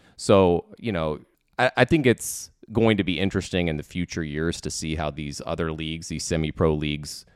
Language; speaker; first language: English; native; English